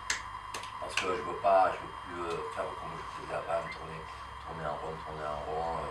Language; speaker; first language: French; native; French